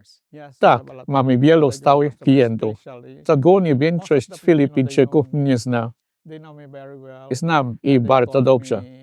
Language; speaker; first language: Polish; non-native, fluent; Filipino